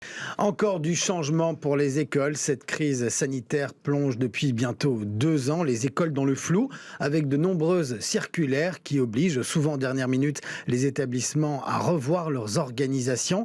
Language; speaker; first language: French; native; French